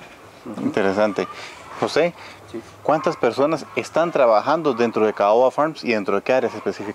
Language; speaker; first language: Spanish; native; Spanish